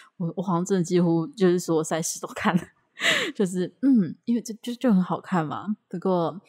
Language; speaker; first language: Chinese; native; Chinese